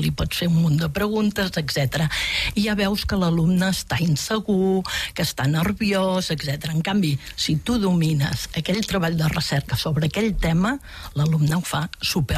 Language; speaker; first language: Catalan; native; Catalan